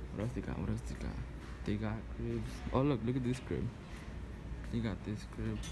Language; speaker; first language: English; early bilingual, other home language; Spanish